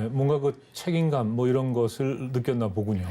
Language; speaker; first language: Korean; native; Korean